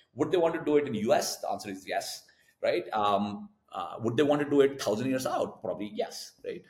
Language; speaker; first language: English; non-native, local second language; Hindi